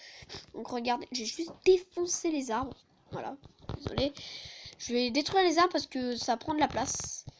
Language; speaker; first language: French; native; French